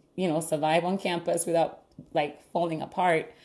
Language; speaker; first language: English; non-native, local second language; Ganda